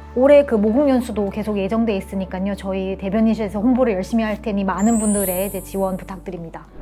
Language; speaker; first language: Korean; early bilingual, heritage; Korean